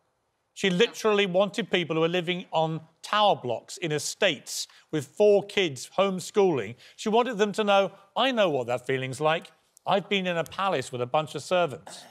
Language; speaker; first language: English; native; English